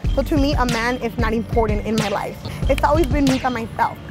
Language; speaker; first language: English; native; English